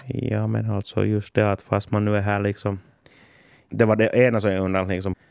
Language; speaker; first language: Swedish; native; Swedish